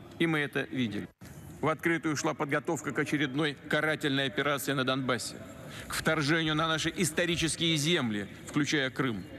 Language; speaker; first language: Russian; native; Russian